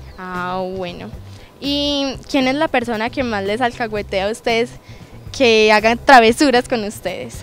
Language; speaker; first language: Spanish; native; Spanish